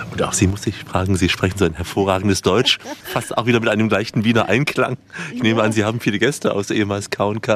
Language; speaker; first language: German; native; German